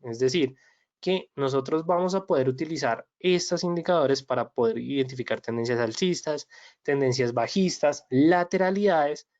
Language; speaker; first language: Spanish; native; Spanish